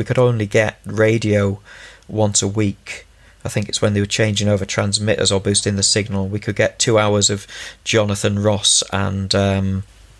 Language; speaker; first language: English; native; English